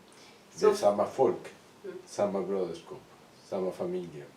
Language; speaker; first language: Swedish; non-native, fluent; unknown